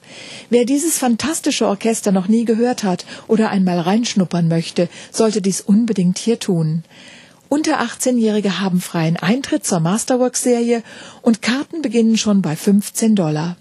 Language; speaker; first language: German; native; German